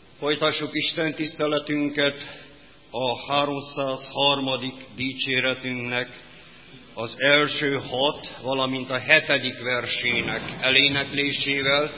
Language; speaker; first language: Hungarian; native; Hungarian